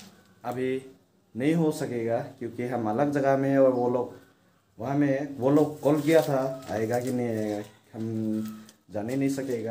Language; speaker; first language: Hindi; non-native, local second language; Assamese